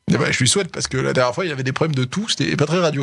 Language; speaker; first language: French; native; French